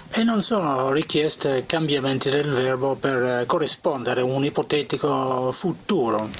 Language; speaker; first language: Italian; non-native, fluent; English